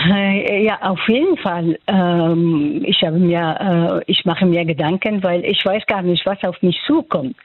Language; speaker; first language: German; non-native, fluent; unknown